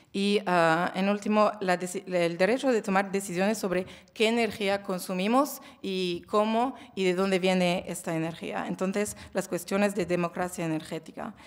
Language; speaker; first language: Spanish; non-native, learner; French